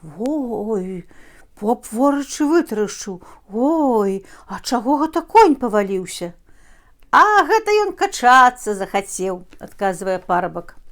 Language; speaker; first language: Belarusian; native; Belarusian